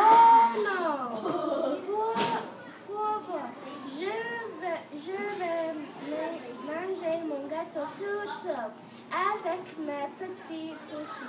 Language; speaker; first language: French; non-native, learner; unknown